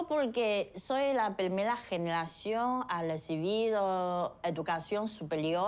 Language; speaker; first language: Spanish; non-native, fluent; Chinese